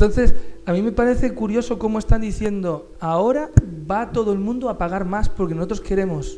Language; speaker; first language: Spanish; native; Spanish